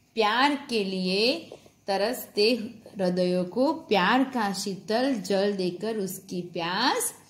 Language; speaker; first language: Hindi; non-native, local second language; Gujarati